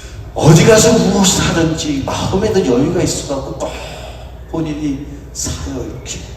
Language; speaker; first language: Korean; native; Korean